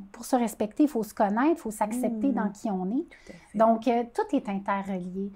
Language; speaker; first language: French; native; French